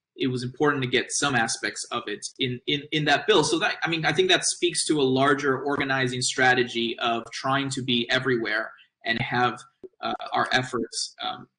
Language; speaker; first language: English; native; English